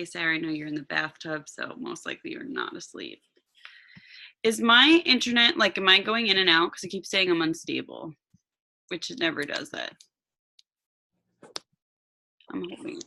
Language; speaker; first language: English; native; English